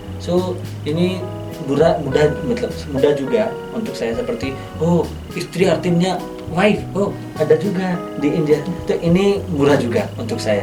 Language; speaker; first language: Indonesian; non-native, learner; Hindi